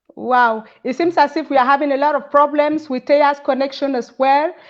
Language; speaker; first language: English; non-native, local second language; French